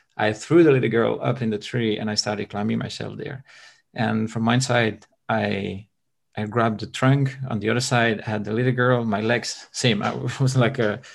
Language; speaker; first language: English; non-native, fluent; French